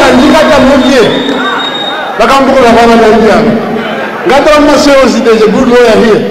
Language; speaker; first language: English; non-native, local second language; Bemba